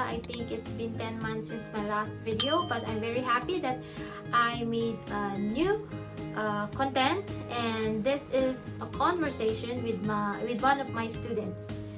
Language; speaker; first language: English; non-native, local second language; Filipino